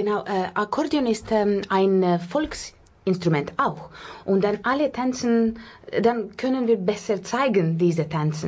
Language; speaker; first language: German; non-native, learner; Russian